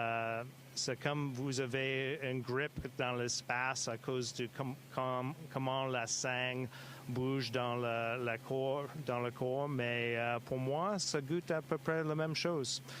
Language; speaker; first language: French; non-native, fluent; English